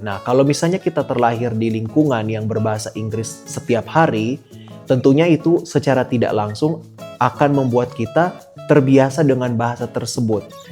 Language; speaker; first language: Indonesian; native; Indonesian